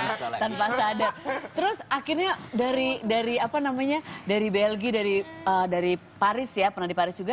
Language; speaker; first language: Indonesian; native; Indonesian